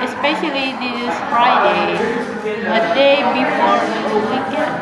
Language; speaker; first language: English; non-native, learner; Indonesian